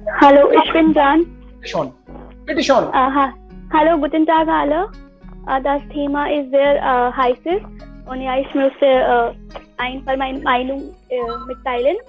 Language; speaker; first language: German; non-native, learner; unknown